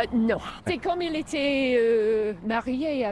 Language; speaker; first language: French; non-native, fluent; English